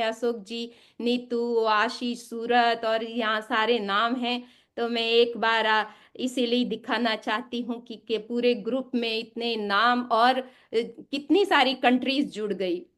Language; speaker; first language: Hindi; native; Hindi